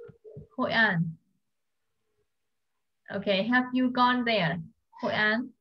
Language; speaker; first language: English; non-native, fluent; Vietnamese